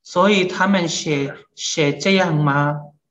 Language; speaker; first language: Chinese; non-native, learner; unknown